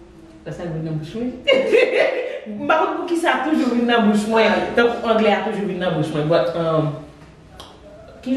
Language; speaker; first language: French; non-native, learner; Haitian Creole